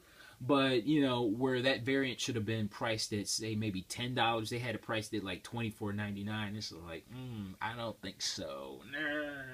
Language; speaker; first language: English; native; English